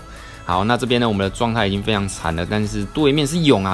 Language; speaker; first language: Chinese; native; Chinese